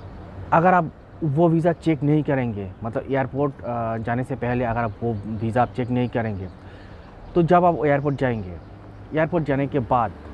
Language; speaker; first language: Hindi; non-native, local second language; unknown